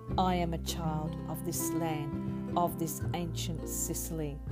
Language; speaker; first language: English; native; English